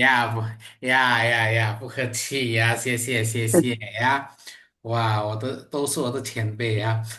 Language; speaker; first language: Chinese; non-native, fluent; Indonesian